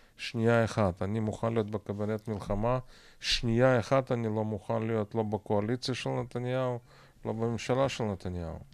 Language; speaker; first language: Hebrew; non-native, fluent; Russian